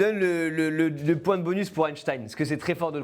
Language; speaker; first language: French; native; French